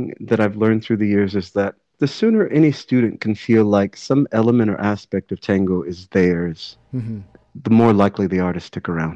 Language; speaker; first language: English; native; English